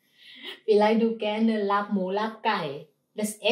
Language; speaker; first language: German; non-native, learner; Thai